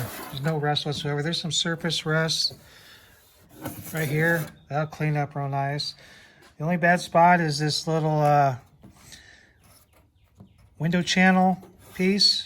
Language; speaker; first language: English; native; English